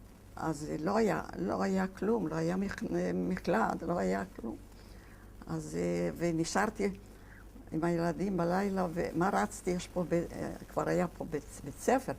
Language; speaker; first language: Hebrew; non-native, fluent; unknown